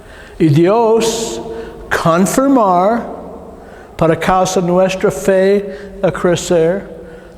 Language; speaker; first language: Spanish; non-native, learner; English